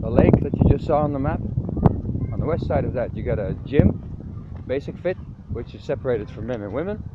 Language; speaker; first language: English; non-native, fluent; Dutch